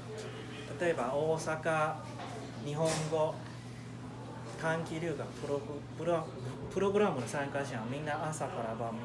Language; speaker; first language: Japanese; non-native, fluent; Chinese